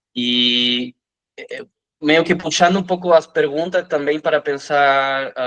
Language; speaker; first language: Portuguese; non-native, fluent; Spanish